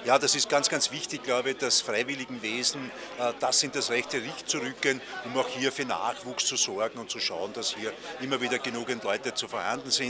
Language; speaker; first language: German; native; German